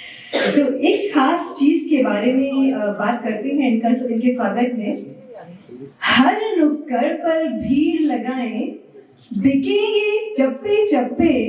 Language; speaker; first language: Hindi; native; Hindi